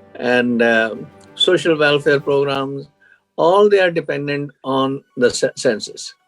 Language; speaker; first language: English; non-native, local second language; Hindi